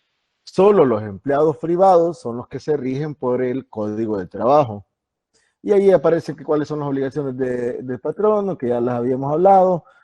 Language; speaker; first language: Spanish; native; Spanish